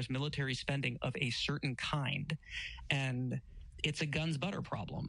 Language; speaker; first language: English; native; English